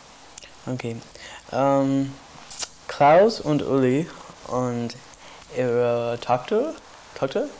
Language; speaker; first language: German; non-native, learner; English